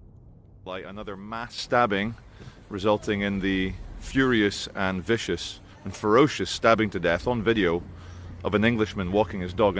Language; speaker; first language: English; native; English